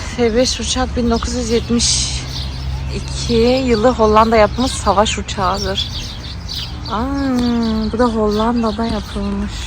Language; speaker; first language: Turkish; early bilingual, heritage; Turkish